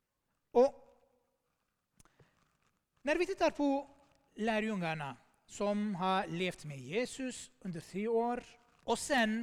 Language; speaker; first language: Swedish; non-native, fluent; Armenian